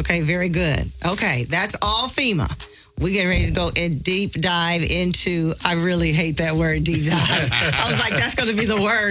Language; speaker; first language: English; native; English